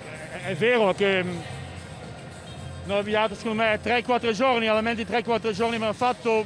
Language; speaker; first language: Italian; non-native, learner; Dutch